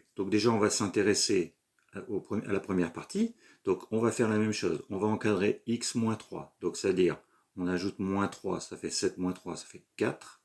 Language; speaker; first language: French; native; French